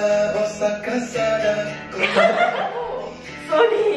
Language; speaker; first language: English; non-native, fluent; Japanese